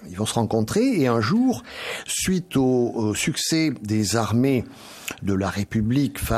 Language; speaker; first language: French; native; French